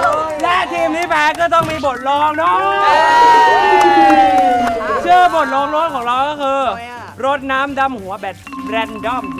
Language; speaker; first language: Thai; native; Thai